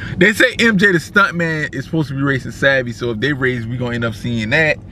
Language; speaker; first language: English; native; English